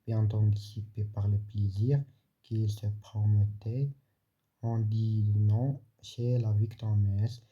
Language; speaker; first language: French; non-native, local second language; Arabic